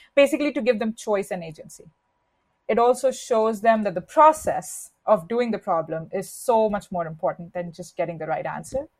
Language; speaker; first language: English; non-native, local second language; Hindi